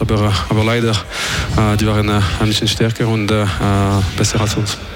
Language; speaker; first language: German; non-native, local second language; French